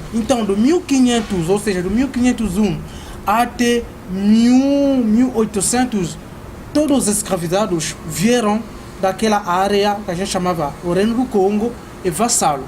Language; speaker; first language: Portuguese; non-native, fluent; Kongo